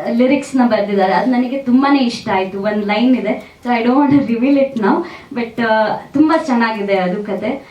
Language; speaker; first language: Kannada; native; Kannada